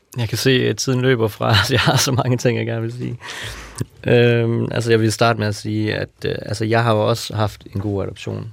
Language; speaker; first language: Danish; native; Danish